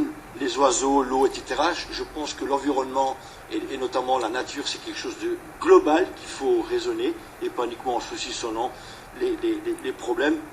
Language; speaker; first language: French; native; French